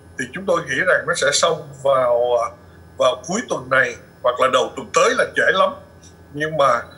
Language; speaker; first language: Vietnamese; early bilingual, other home language; English